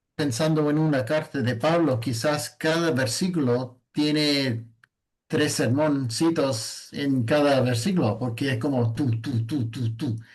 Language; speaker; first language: Spanish; non-native, fluent; English